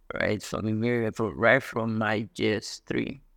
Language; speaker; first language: English; non-native, local second language; Ibibio